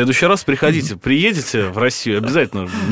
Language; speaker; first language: Russian; native; Russian